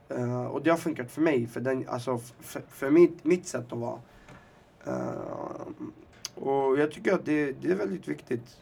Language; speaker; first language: Swedish; early bilingual, other home language; Arabic